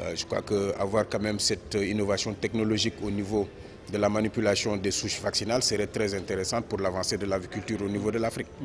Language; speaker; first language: French; non-native, local second language; Wolof